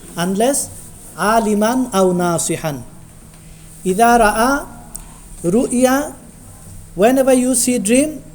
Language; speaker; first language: English; non-native, local second language; Bangla